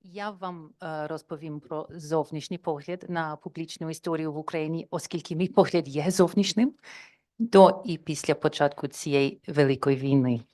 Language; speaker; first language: Ukrainian; non-native, fluent; English